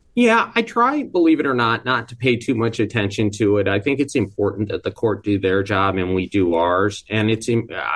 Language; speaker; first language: English; early bilingual, other home language; Hindi